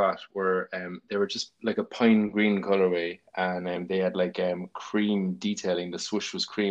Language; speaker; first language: English; native; English